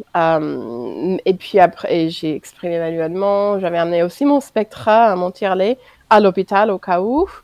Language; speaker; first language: French; non-native, fluent; English